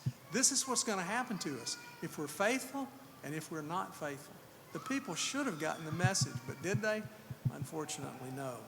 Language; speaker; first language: English; native; English